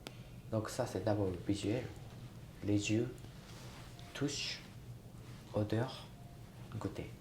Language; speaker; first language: French; non-native, learner; Japanese